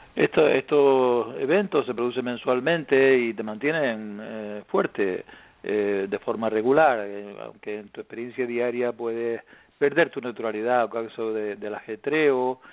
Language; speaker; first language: Spanish; native; Spanish